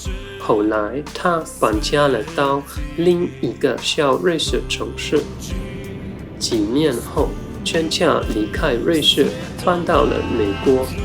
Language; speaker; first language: Chinese; non-native, fluent; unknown